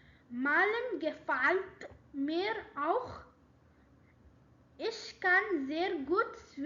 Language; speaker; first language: German; non-native, learner; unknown